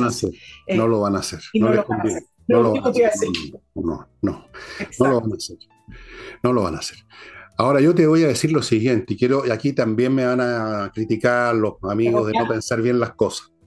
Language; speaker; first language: Spanish; native; Spanish